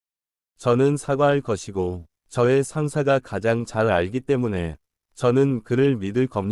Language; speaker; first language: Korean; non-native, learner; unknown